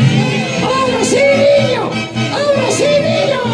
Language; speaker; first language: Spanish; native; Spanish